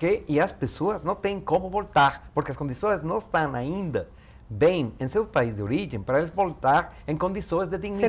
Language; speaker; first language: Portuguese; non-native, fluent; Spanish